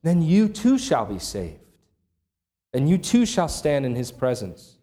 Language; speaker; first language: English; native; English